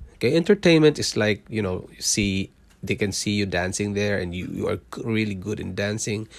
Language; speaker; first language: English; non-native, local second language; Cebuano